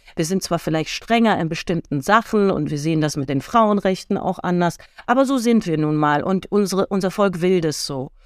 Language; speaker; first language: German; early bilingual, heritage; German